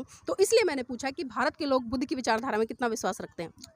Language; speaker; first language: Hindi; native; Hindi